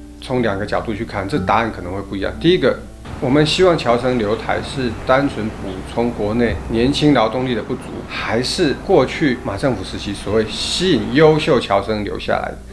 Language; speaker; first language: Chinese; native; Chinese